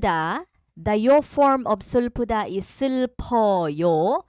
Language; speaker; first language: Korean; non-native, fluent; Filipino